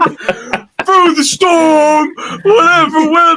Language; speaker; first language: English; native; English